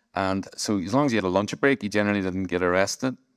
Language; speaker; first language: English; native; English